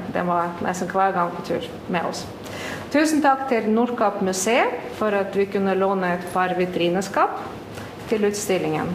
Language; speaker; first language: Norwegian; non-native, fluent; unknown